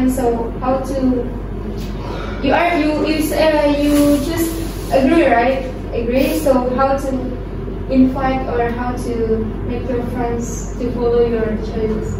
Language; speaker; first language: English; non-native, learner; Indonesian